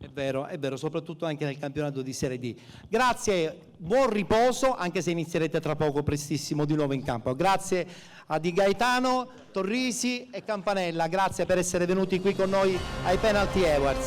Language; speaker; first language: Italian; native; Italian